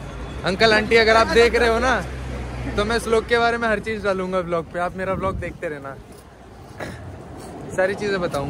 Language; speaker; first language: Hindi; native; Hindi